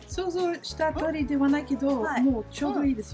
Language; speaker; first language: Japanese; non-native, fluent; English